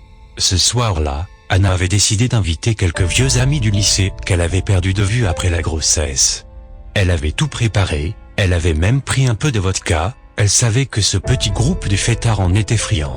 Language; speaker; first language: French; native; French